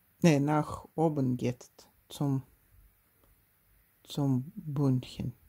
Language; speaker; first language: German; non-native, learner; Russian